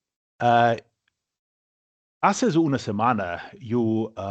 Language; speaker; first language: Spanish; non-native, learner; English